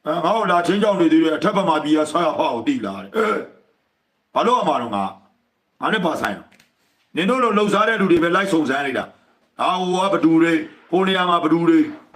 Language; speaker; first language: Burmese; native; Burmese